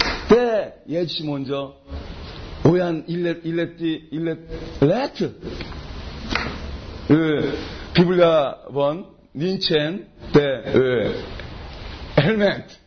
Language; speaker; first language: Hungarian; non-native, learner; Korean